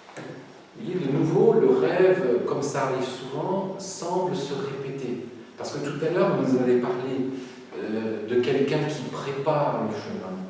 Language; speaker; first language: French; native; French